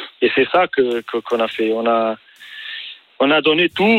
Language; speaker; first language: French; non-native, learner; Portuguese